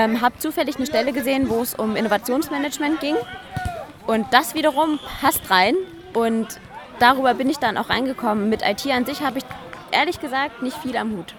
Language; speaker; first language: German; native; German